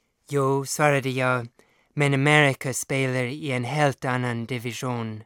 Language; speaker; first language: Swedish; non-native, fluent; English